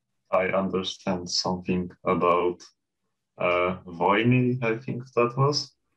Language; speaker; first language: English; non-native, fluent; Polish